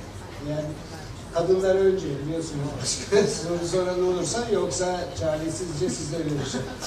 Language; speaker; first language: Turkish; native; Turkish